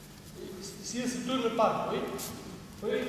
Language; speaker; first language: French; non-native, fluent; Romanian